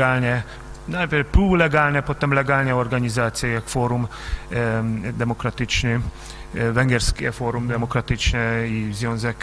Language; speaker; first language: Polish; non-native, fluent; Hungarian